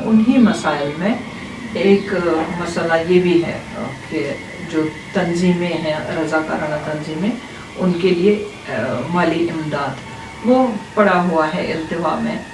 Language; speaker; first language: Urdu; non-native, local second language; Kashmiri